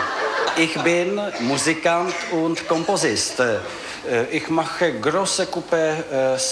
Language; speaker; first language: German; non-native, learner; Czech